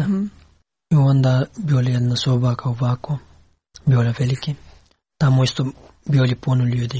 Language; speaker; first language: Serbian; non-native, learner; Pashto